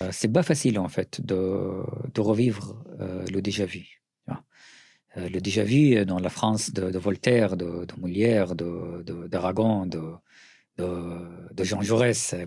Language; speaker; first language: French; non-native, fluent; Arabic